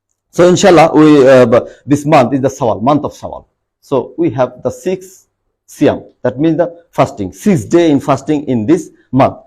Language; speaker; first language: English; non-native, local second language; Bangla